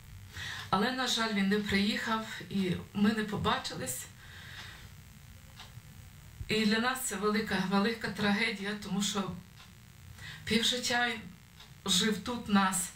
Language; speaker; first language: Ukrainian; native; Ukrainian